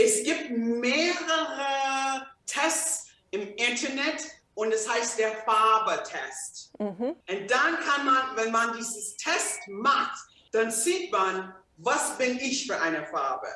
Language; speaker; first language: German; non-native, fluent; English